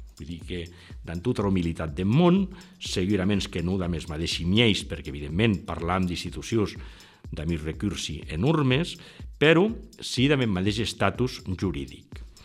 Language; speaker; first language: Catalan; non-native, local second language; Occitan